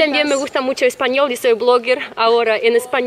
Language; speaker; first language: Spanish; non-native, fluent; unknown